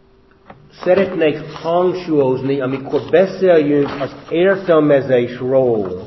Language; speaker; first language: Hungarian; non-native, fluent; English